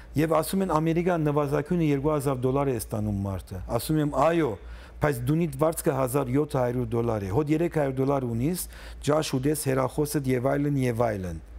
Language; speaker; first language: Armenian; early bilingual, heritage; Armenian